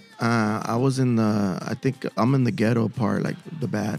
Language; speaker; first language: English; early bilingual, other home language; Spanish